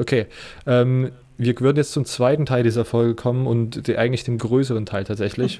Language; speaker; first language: German; native; German